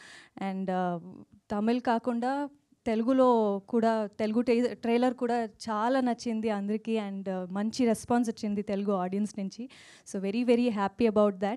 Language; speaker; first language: Telugu; non-native, local second language; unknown